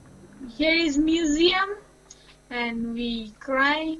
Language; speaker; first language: English; non-native, learner; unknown